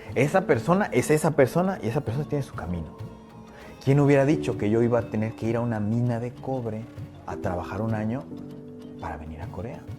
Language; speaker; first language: Spanish; native; Spanish